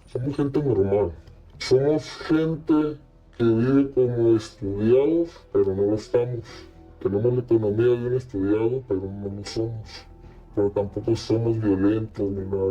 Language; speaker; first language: Spanish; native; Spanish